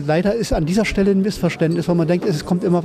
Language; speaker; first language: German; native; German